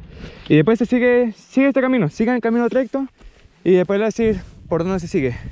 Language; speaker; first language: Spanish; native; Spanish